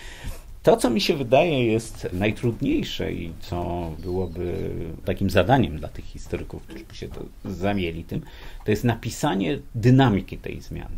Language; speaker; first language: Polish; native; Polish